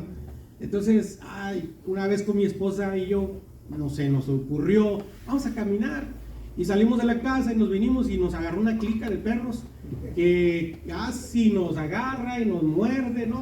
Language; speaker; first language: Spanish; native; Spanish